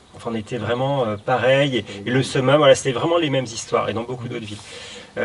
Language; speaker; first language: French; native; French